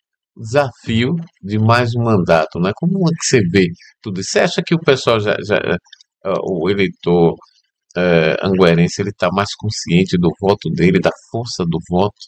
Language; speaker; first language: Portuguese; native; Portuguese